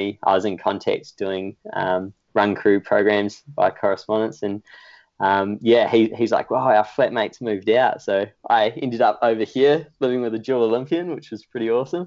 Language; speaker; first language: English; native; English